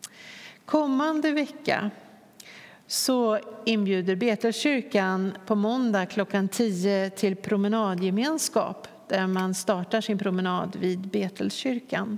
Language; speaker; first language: Swedish; native; Swedish